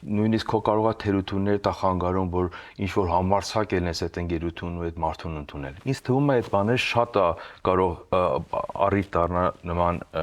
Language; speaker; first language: Armenian; early bilingual, heritage; Armenian